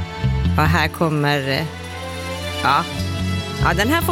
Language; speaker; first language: Swedish; native; Swedish